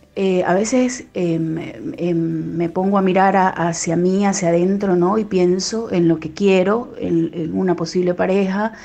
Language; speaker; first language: Spanish; native; Spanish